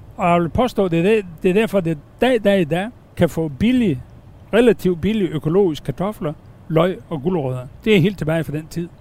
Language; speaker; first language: Danish; native; Danish